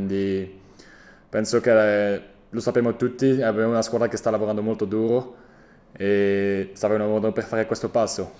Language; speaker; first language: Italian; non-native, fluent; French